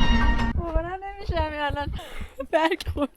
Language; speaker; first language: Persian; native; Persian